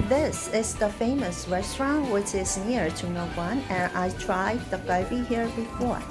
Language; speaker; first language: English; non-native, fluent; Korean